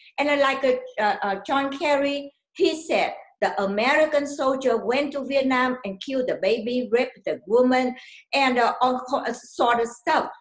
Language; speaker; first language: English; non-native, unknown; Vietnamese